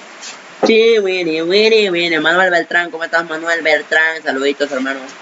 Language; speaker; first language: Spanish; native; Spanish